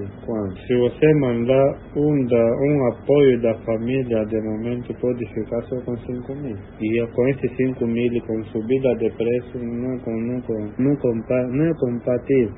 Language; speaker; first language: Portuguese; non-native, learner; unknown